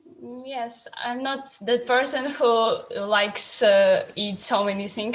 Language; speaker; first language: English; non-native, learner; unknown